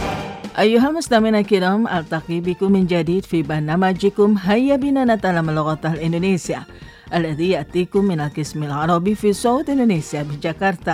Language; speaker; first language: Arabic; non-native, fluent; Indonesian